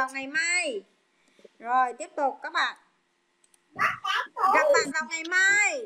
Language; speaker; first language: Vietnamese; native; Vietnamese